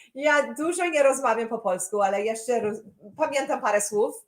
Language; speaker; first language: Polish; early bilingual, other home language; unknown